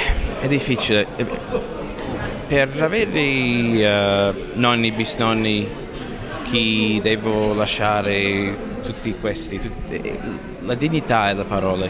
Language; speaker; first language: Italian; non-native, learner; English